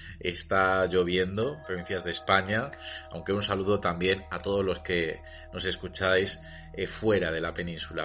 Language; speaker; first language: Spanish; native; Spanish